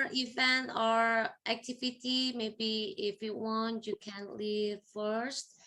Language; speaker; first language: English; non-native, fluent; Indonesian